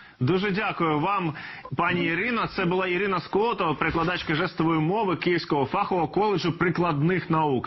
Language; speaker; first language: Ukrainian; native; Ukrainian